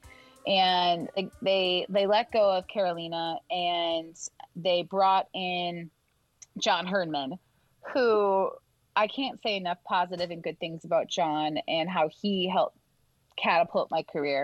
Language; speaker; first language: English; native; English